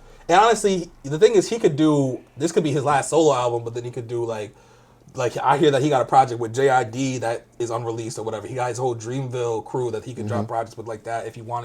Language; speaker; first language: English; native; English